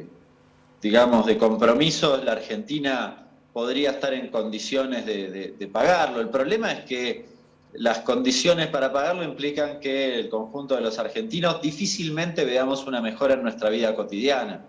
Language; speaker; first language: Spanish; native; Spanish